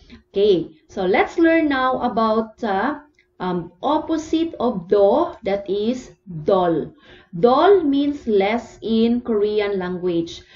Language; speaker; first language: English; non-native, local second language; Cebuano